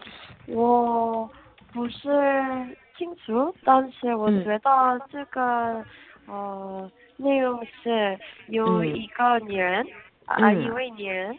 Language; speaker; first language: Chinese; non-native, learner; Korean